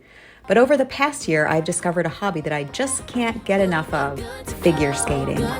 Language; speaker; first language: English; native; English